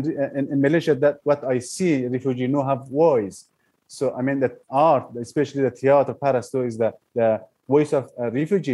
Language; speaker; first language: English; non-native, learner; Persian